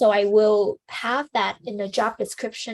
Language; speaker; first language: English; non-native, fluent; Vietnamese